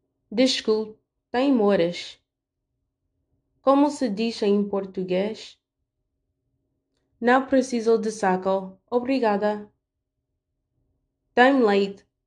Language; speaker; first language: Portuguese; non-native, learner; English